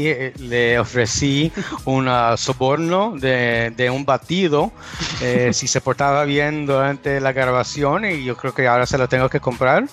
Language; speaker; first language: Spanish; early bilingual, heritage; English